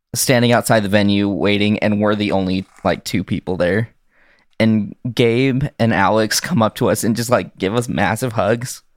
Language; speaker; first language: English; native; English